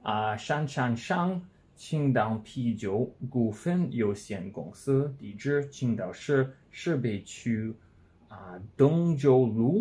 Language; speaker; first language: Chinese; non-native, learner; English